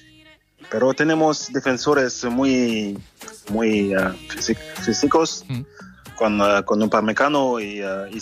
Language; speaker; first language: Spanish; non-native, fluent; French